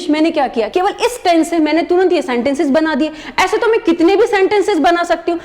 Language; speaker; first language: Hindi; native; Hindi